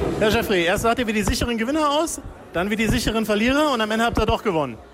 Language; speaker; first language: German; native; German